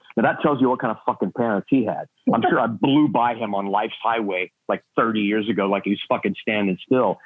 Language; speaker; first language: English; native; English